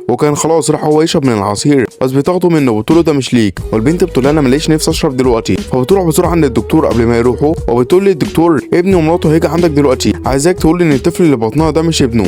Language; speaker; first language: Arabic; native; Arabic